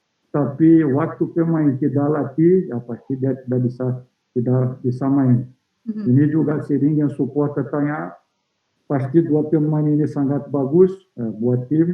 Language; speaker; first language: Indonesian; non-native, fluent; Portuguese